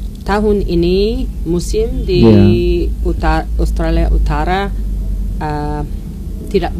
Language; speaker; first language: Indonesian; non-native, learner; English